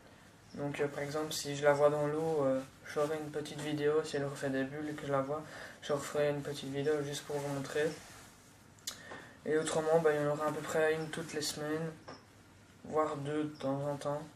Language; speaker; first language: French; native; French